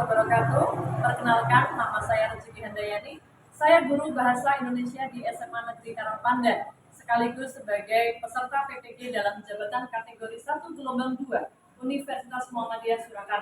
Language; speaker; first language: Indonesian; native; Indonesian